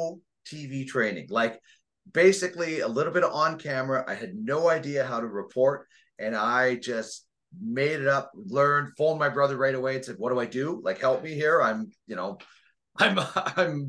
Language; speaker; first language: English; native; English